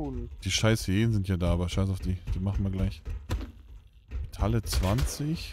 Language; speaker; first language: German; native; German